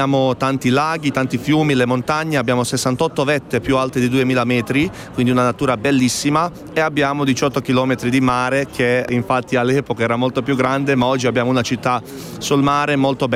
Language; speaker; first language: Italian; non-native, fluent; Bosnian